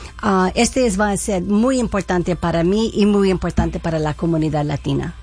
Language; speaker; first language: Spanish; early bilingual, heritage; Spanish